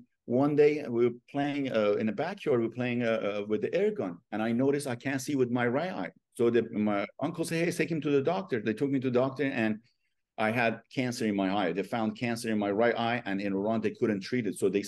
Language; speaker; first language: English; non-native, fluent; Persian